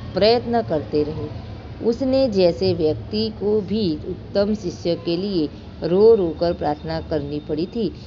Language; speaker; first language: Hindi; non-native, local second language; Gujarati